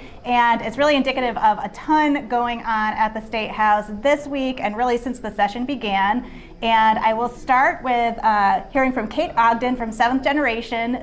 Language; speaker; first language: English; native; English